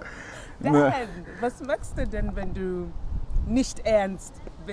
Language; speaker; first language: German; non-native, fluent; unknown